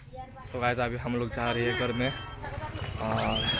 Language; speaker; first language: Hindi; non-native, local second language; Chakma